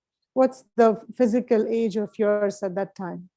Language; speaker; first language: English; non-native, local second language; Hindi